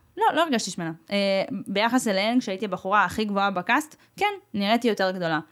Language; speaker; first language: Hebrew; native; Hebrew